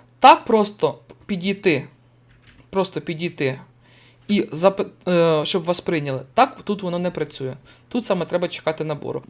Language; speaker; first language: Ukrainian; native; Ukrainian